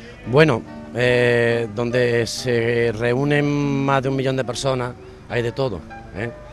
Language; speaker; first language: Spanish; native; Spanish